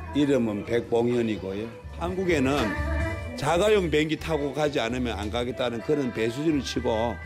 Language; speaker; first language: Korean; native; Korean